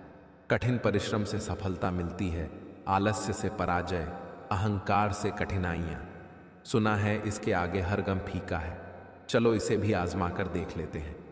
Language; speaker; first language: Hindi; native; Hindi